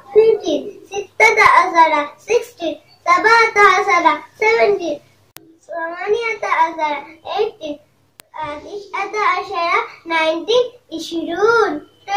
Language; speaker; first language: Arabic; non-native, learner; Bangla